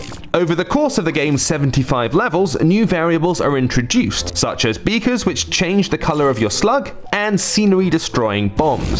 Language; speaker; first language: English; native; English